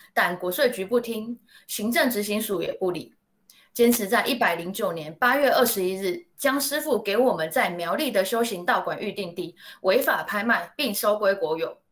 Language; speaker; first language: Chinese; native; Chinese